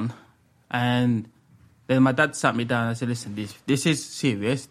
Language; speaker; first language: English; early bilingual, other home language; French